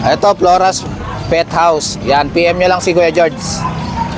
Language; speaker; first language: Filipino; native; Filipino